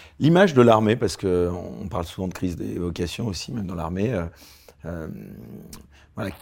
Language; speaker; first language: French; native; French